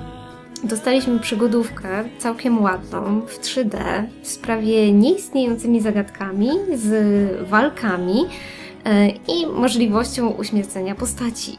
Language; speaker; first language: Polish; native; Polish